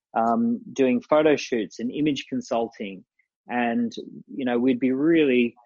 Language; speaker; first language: English; native; English